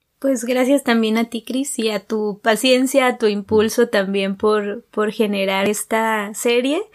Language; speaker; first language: Spanish; native; Spanish